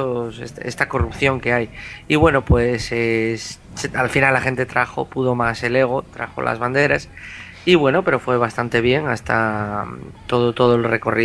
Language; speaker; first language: Spanish; native; Spanish